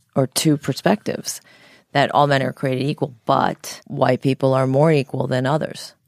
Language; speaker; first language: English; native; English